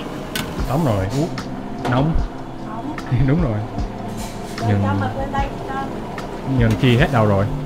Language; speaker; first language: Vietnamese; non-native, learner; English